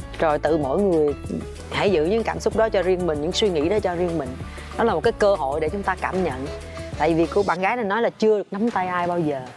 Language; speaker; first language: Vietnamese; native; Vietnamese